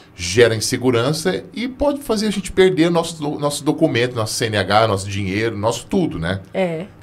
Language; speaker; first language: Portuguese; native; Portuguese